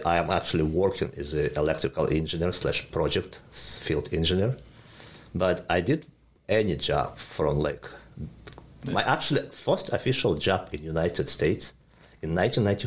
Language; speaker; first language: English; non-native, fluent; Ukrainian